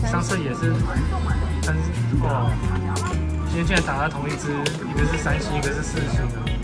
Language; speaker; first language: Chinese; native; Chinese